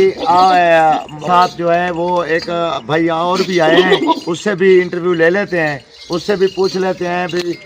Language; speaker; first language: Urdu; non-native, local second language; Saraiki